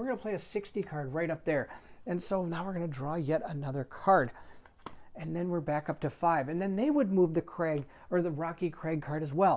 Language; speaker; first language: English; native; English